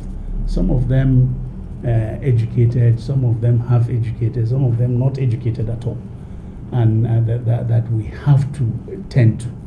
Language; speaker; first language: English; non-native, local second language; Hausa